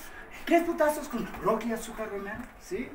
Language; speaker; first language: Spanish; non-native, fluent; English